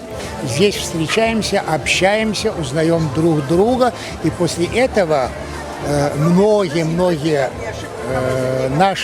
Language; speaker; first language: Russian; non-native, local second language; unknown